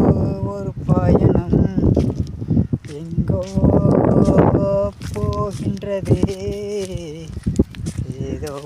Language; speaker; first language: Tamil; native; Tamil